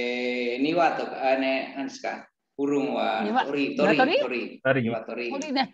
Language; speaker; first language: Japanese; non-native, learner; Indonesian